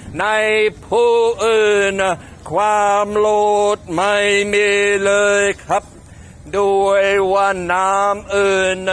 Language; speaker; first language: Thai; non-native, fluent; English